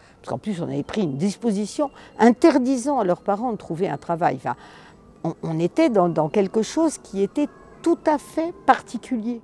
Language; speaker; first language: French; native; French